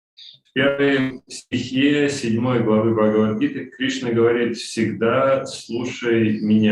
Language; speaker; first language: Russian; native; Russian